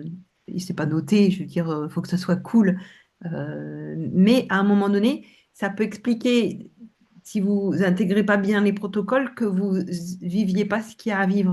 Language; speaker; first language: French; native; French